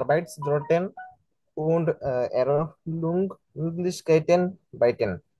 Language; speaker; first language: German; non-native, learner; Bangla